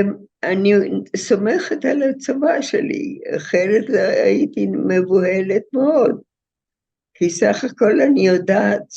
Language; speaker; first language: Hebrew; non-native, fluent; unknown